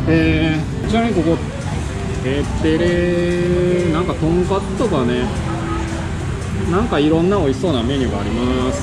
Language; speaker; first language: Japanese; native; Japanese